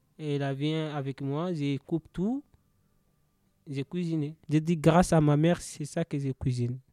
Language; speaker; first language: French; non-native, learner; Soninke